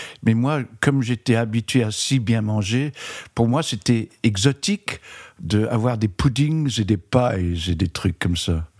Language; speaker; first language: French; early bilingual, heritage; French